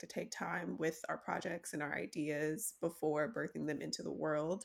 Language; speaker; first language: English; native; English